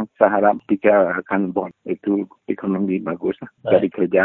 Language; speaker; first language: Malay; non-native, local second language; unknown